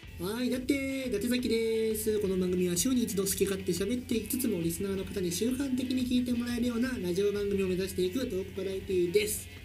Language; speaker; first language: Japanese; native; Japanese